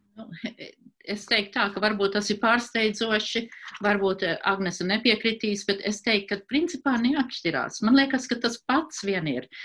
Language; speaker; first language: Latvian; early bilingual, heritage; Latvian